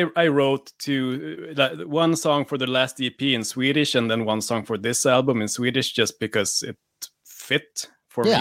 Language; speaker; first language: English; non-native, fluent; Swedish